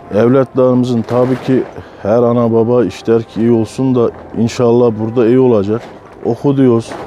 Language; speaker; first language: Turkish; early bilingual, heritage; Turkish